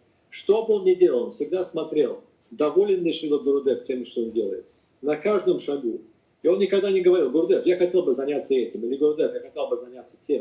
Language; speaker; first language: Russian; native; Russian